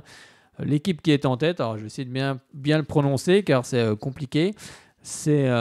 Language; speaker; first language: French; native; French